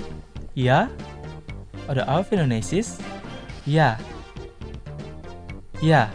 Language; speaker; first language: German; non-native, fluent; Indonesian